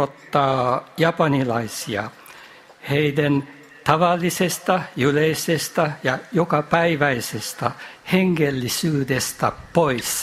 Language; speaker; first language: Finnish; non-native, fluent; Japanese